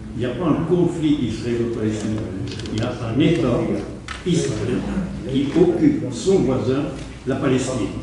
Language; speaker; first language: French; native; French